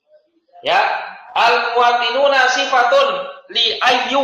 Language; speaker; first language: Arabic; non-native, fluent; Indonesian